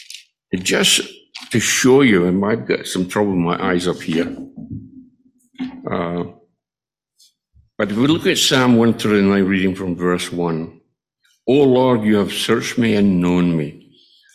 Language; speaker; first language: English; native; English